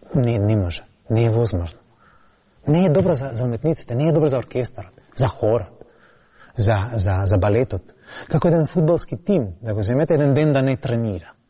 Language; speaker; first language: Macedonian; native; Macedonian